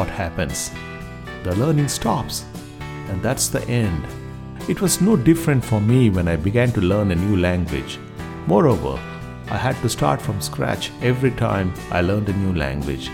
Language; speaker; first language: English; non-native, local second language; Kannada